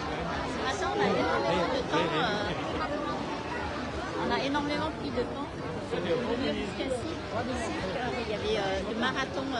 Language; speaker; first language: French; early bilingual, other home language; Vietnamese